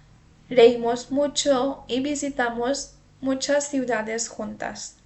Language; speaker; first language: Spanish; non-native, fluent; Urdu